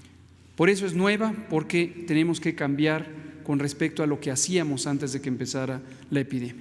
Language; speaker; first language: Spanish; native; Spanish